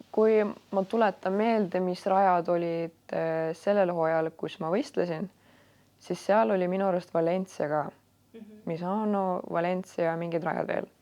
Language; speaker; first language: Estonian; non-native, local second language; Russian